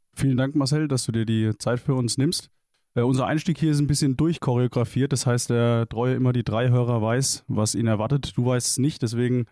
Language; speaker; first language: German; native; German